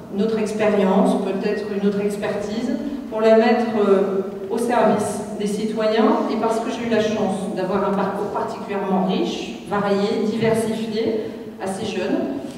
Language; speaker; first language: French; native; French